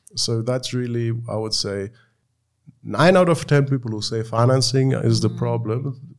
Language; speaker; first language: English; non-native, fluent; German